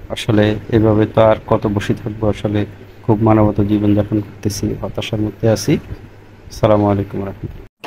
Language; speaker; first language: Bangla; native; Bangla